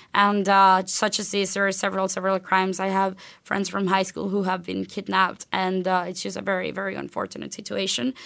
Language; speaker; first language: English; non-native, fluent; Spanish